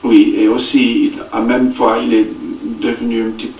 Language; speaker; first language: French; non-native, learner; English